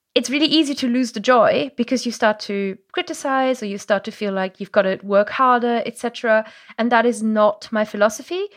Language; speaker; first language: English; non-native, fluent; German